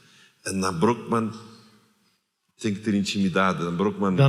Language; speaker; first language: German; non-native, learner; Plautdietsch